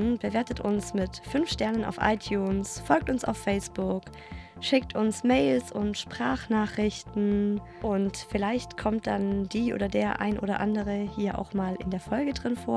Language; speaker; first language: German; native; German